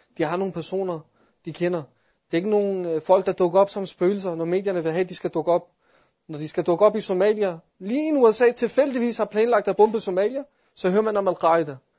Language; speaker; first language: Danish; early bilingual, other home language; Arabic